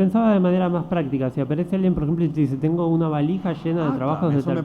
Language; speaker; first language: Spanish; native; Spanish